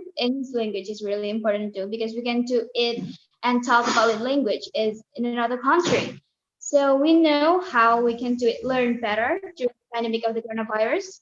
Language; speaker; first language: English; non-native, learner; Indonesian